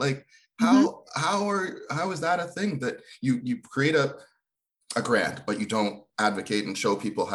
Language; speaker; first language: English; early bilingual, other home language; Swahili